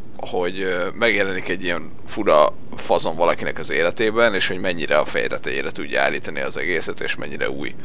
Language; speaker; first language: Hungarian; native; Hungarian